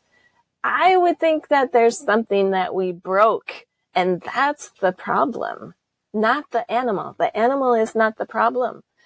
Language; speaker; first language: English; native; English